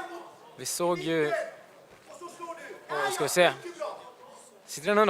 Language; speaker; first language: Swedish; native; Swedish